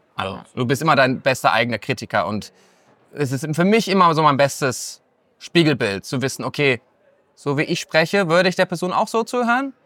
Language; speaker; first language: German; native; German